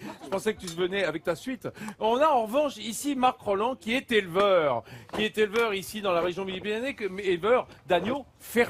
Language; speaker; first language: French; native; French